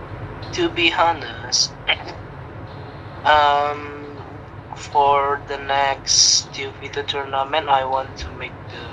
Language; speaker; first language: English; non-native, fluent; Vietnamese